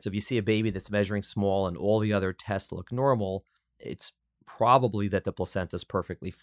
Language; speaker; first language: English; native; English